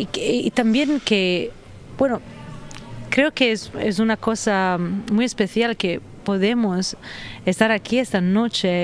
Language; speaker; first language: Spanish; non-native, fluent; Italian